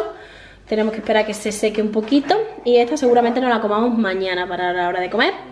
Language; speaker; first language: Spanish; native; Spanish